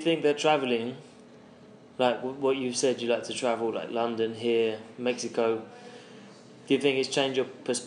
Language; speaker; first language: English; native; English